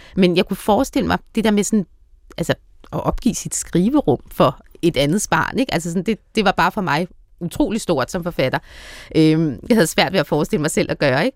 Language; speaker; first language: Danish; native; Danish